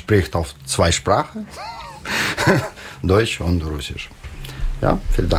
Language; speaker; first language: German; non-native, learner; Russian